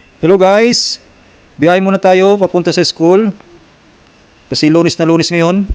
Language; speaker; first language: Filipino; non-native, local second language; Waray